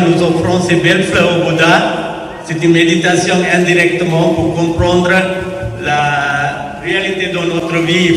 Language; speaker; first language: French; non-native, fluent; Sinhala